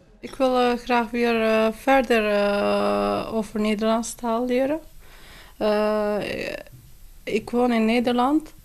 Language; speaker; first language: Dutch; non-native, learner; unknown